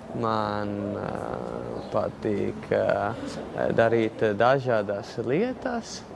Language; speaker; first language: Latvian; non-native, learner; Italian